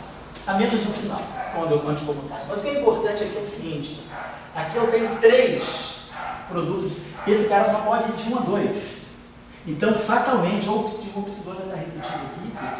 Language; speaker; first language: Portuguese; native; Portuguese